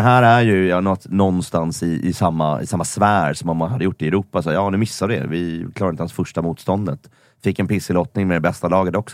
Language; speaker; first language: Swedish; native; Swedish